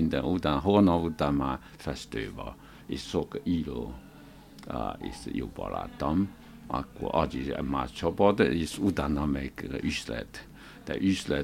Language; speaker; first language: Hungarian; non-native, learner; Chinese